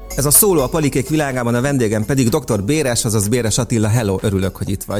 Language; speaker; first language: Hungarian; native; Hungarian